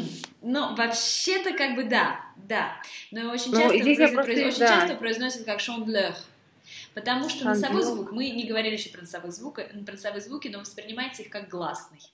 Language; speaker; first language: Russian; native; Russian